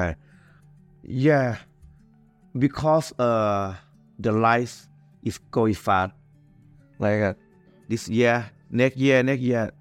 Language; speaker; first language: English; non-native, learner; Thai